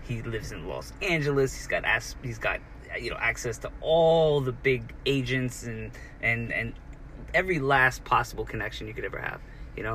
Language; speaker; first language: English; native; English